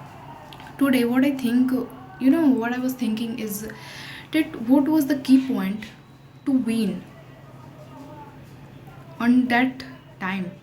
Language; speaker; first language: English; non-native, local second language; Hindi